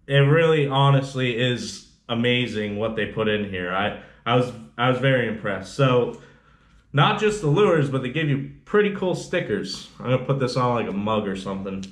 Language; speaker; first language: English; native; English